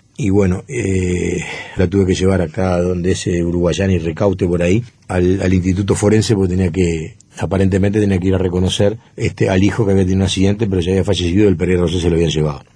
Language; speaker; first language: Spanish; native; Spanish